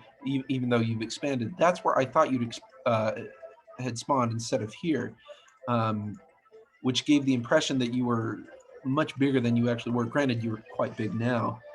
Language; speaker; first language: English; native; English